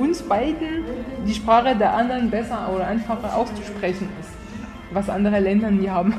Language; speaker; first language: German; non-native, fluent; French